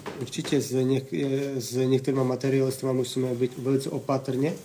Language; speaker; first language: Czech; non-native, fluent; Russian